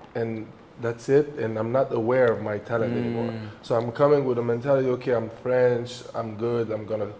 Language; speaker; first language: English; early bilingual, other home language; French